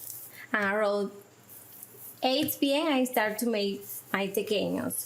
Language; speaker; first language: English; non-native, learner; Spanish